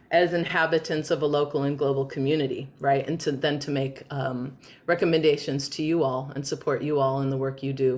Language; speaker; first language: English; native; English